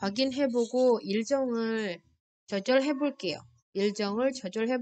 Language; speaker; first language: Korean; non-native, fluent; Indonesian